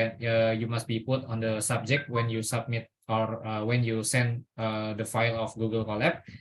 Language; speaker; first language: English; non-native, learner; Indonesian